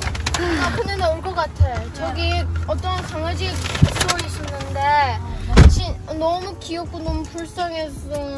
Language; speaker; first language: Korean; early bilingual, heritage; English